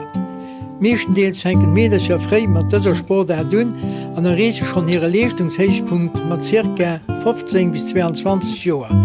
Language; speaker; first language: German; non-native, local second language; Luxembourgish